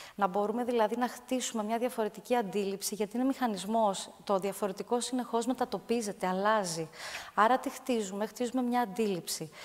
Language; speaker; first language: Greek; native; Greek